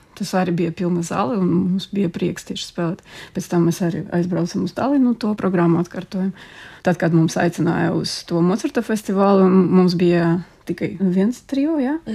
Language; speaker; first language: Latvian; non-native, local second language; Russian